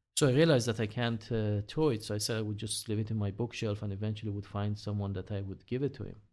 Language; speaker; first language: English; non-native, fluent; Hebrew